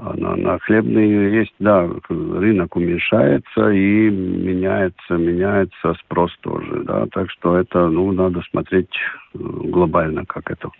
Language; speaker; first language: Russian; non-native, local second language; Latvian